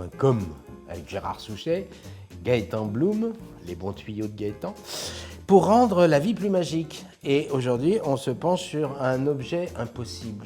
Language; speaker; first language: French; native; French